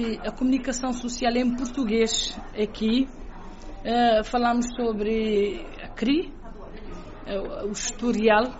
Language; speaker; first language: Portuguese; non-native, local second language; Kabuverdianu